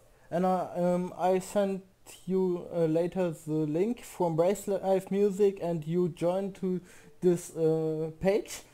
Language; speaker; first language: English; non-native, learner; German